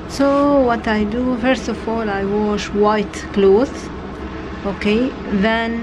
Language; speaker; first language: English; non-native, learner; Arabic